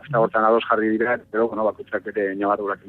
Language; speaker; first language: Basque; native; Basque